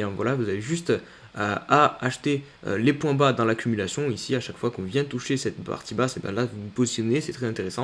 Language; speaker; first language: French; native; French